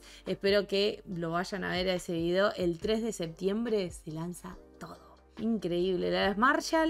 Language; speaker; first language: Spanish; native; Spanish